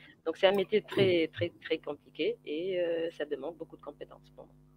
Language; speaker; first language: French; non-native, local second language; Arabic